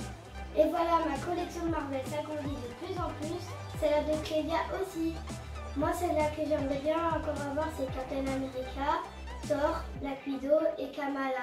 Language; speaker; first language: French; native; French